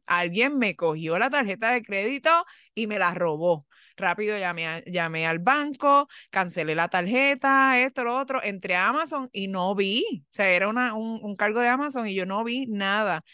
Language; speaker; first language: Spanish; early bilingual, heritage; Spanish